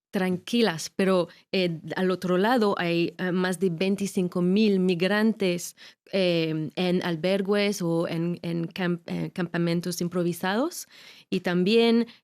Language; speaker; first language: Spanish; non-native, fluent; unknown